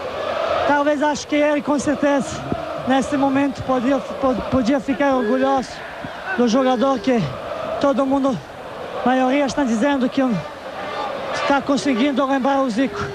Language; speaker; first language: Portuguese; non-native, fluent; Serbian